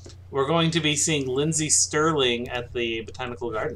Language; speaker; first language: English; native; English